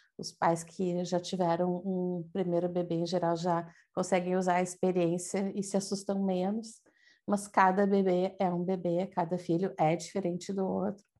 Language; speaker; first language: Portuguese; native; Portuguese